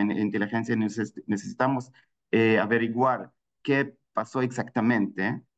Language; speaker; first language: Spanish; non-native, fluent; Hebrew